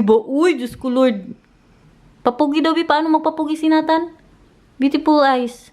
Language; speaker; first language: Filipino; non-native, local second language; Cebuano